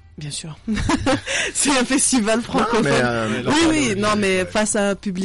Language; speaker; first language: French; non-native, local second language; Arabic